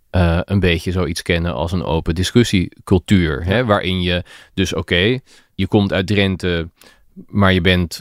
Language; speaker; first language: Dutch; native; Dutch